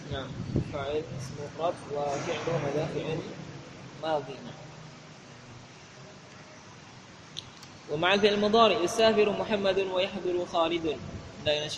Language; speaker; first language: Arabic; non-native, fluent; Indonesian